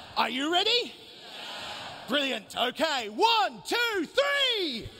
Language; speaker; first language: English; native; English